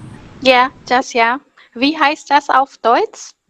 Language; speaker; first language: German; non-native, fluent; Indonesian